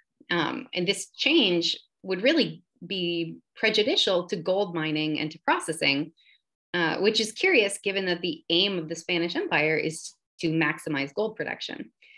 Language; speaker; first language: English; native; English